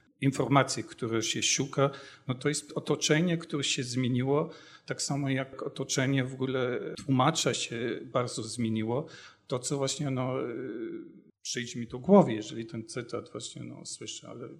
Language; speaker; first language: Polish; non-native, fluent; German